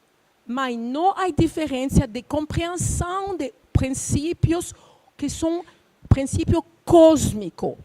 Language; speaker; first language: Portuguese; non-native, learner; Luba-Lulua